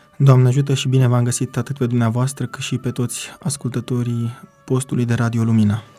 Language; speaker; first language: Romanian; native; Romanian